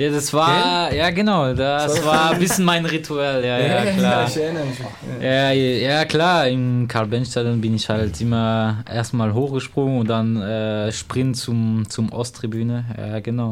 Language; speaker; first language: German; non-native, fluent; French